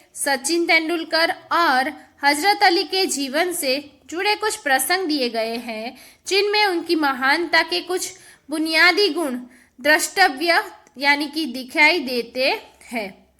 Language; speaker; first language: Hindi; non-native, local second language; Gujarati